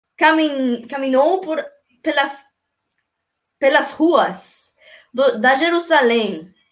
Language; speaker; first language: Portuguese; non-native, learner; Spanish